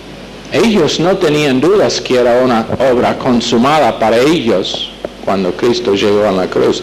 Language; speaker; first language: Spanish; non-native, fluent; English